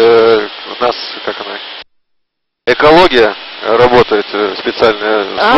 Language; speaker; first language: Russian; native; Russian